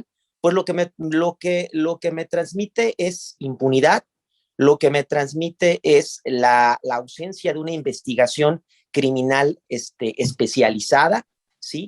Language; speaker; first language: Spanish; native; Spanish